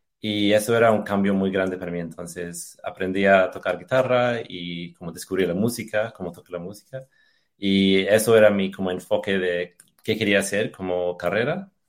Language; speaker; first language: Spanish; early bilingual, heritage; English